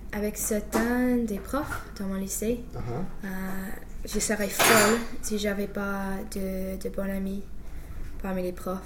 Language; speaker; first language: French; non-native, fluent; English